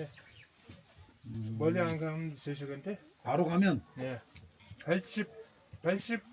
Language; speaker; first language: Korean; non-native, learner; Mongolian